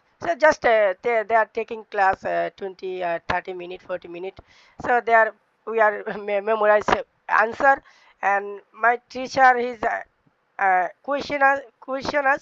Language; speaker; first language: English; non-native, learner; Bangla